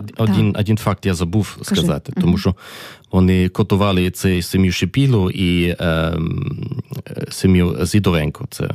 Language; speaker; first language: Ukrainian; early bilingual, heritage; German